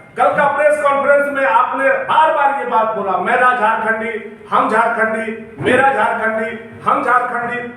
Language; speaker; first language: Hindi; native; Hindi